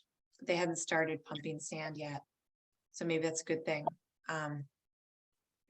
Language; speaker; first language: English; native; English